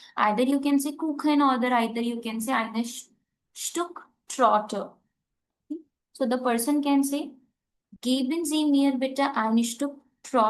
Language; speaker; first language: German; non-native, learner; Hindi